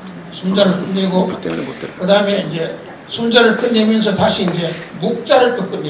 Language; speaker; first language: Korean; native; Korean